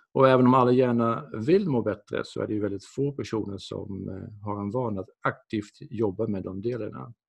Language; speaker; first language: Swedish; non-native, fluent; Dutch